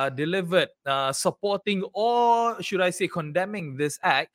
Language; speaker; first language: English; non-native, local second language; Malay